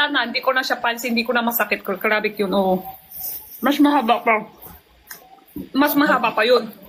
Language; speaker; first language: Filipino; non-native, learner; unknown